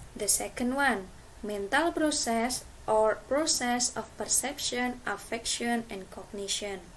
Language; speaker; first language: English; non-native, learner; Indonesian